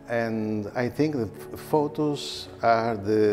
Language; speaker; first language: English; non-native, learner; Italian